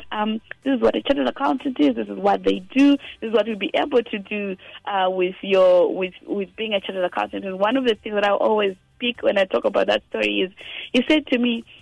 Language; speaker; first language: English; non-native, local second language; Shona